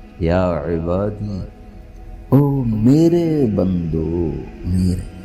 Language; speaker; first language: Urdu; non-native, local second language; Punjabi